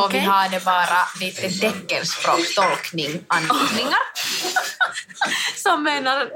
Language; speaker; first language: Swedish; non-native, learner; Finnish